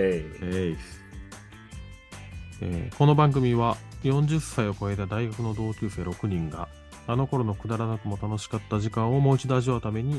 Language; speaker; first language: Japanese; native; Japanese